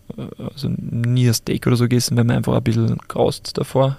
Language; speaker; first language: German; native; German